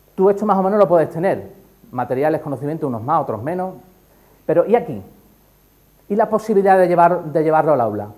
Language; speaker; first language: Spanish; native; Spanish